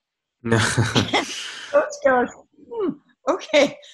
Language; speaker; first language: English; non-native, fluent; Danish